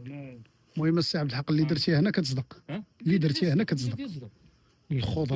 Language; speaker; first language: Arabic; native; Arabic